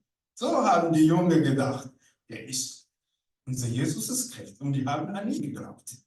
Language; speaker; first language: German; non-native, learner; Rundi